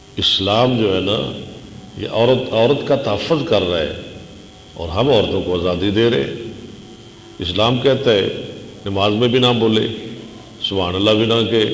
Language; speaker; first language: Urdu; non-native, local second language; Punjabi